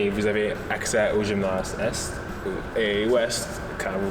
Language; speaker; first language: French; non-native, local second language; English